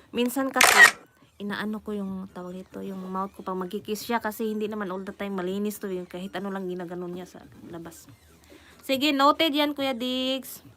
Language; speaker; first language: Filipino; non-native, local second language; Cebuano